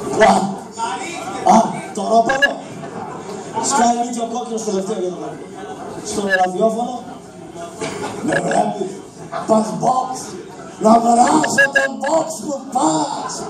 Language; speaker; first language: Greek; native; Greek